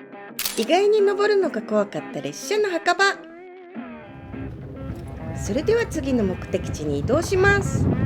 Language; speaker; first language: Japanese; native; Japanese